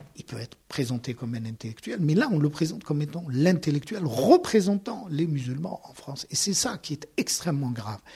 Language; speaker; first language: French; non-native, local second language; Arabic